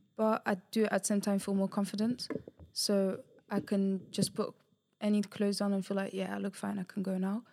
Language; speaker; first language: English; early bilingual, other home language; Portuguese